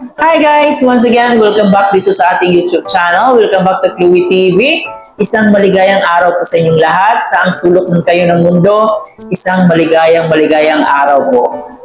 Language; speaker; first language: Filipino; non-native, local second language; Cebuano